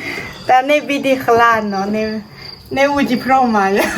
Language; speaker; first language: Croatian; non-native, learner; Chinese